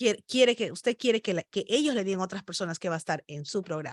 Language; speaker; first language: Spanish; native; Spanish